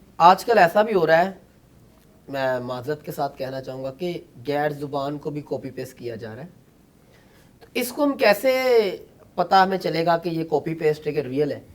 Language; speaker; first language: Urdu; non-native, local second language; Punjabi